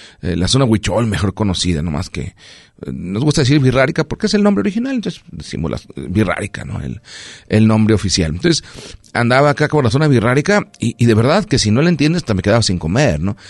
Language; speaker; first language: Spanish; native; Spanish